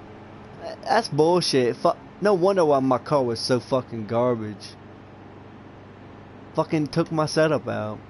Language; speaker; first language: English; native; English